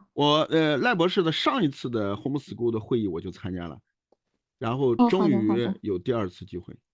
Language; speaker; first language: Chinese; native; Chinese